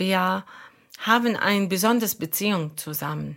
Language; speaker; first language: German; non-native, learner; Arabic